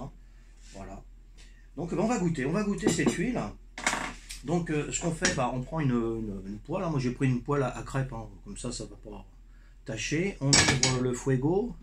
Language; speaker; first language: French; native; French